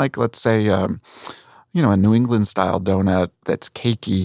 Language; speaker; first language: English; native; English